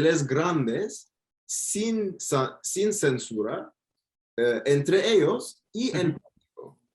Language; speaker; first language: Spanish; non-native, fluent; Turkish